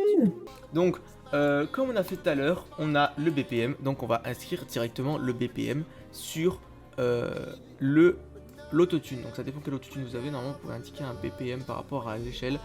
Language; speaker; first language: French; native; French